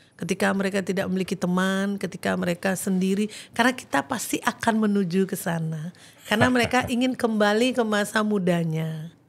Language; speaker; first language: Indonesian; native; Indonesian